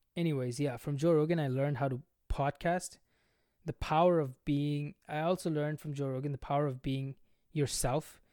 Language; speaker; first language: English; non-native, local second language; Bangla